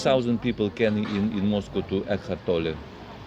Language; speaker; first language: English; non-native, learner; Russian